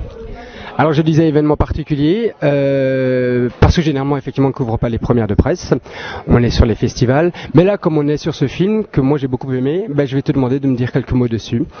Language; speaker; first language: French; native; French